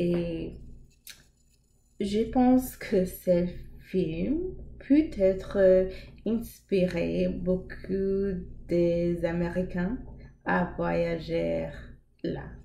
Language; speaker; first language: French; non-native, learner; English